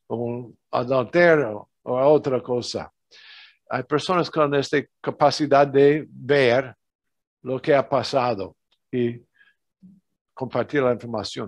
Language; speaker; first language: Spanish; non-native, fluent; English